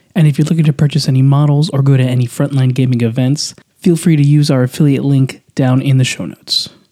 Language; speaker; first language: English; native; English